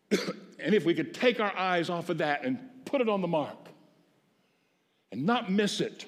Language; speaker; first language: English; native; English